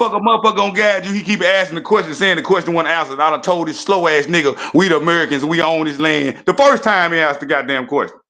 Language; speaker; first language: English; native; English